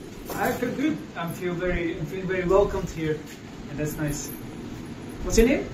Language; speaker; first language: English; non-native, fluent; Hungarian